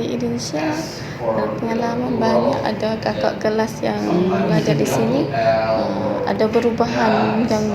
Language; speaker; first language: Indonesian; non-native, learner; Malay